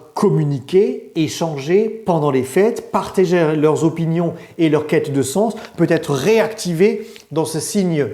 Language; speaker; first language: French; native; French